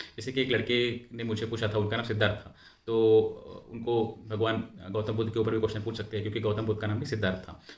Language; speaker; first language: Hindi; non-native, local second language; Marathi